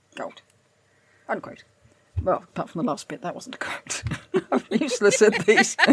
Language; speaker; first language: English; native; English